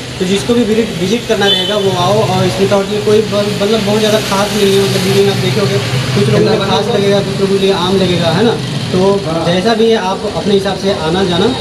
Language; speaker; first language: Hindi; native; Hindi